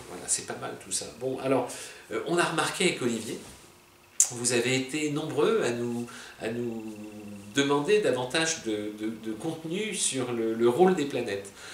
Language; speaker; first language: French; native; French